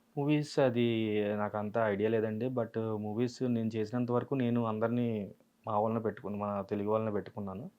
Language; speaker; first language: Telugu; native; Telugu